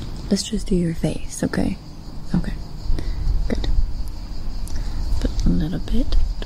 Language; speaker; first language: English; non-native, fluent; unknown